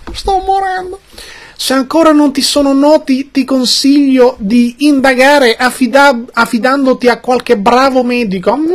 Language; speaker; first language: Italian; early bilingual, other home language; Albanian